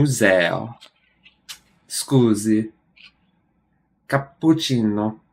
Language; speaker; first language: Italian; non-native, learner; English